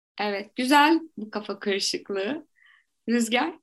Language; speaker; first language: Turkish; native; Turkish